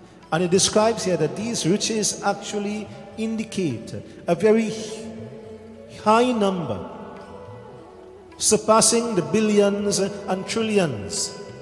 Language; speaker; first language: English; native; English